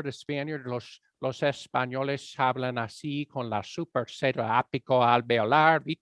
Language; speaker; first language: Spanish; non-native, fluent; English